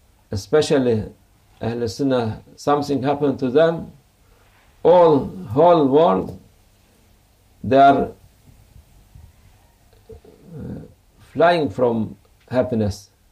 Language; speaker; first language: English; non-native, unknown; Turkish